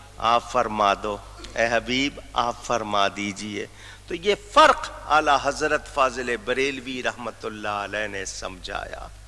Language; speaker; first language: Urdu; native; Urdu